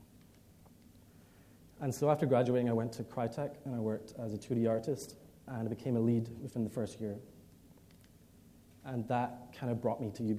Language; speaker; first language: English; native; English